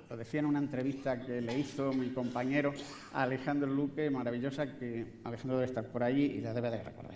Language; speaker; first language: Spanish; native; Spanish